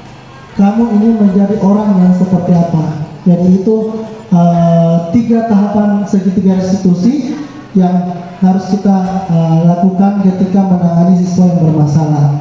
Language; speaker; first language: Indonesian; native; Indonesian